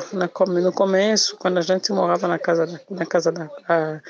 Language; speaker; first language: Portuguese; non-native, fluent; Lingala